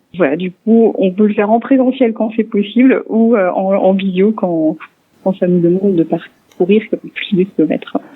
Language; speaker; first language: French; non-native, local second language; Swiss German